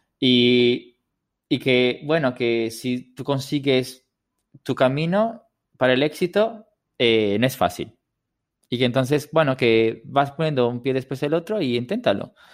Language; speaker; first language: Spanish; non-native, fluent; Italian